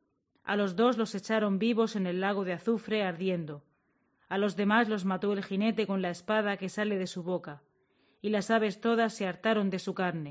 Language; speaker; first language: Spanish; native; Spanish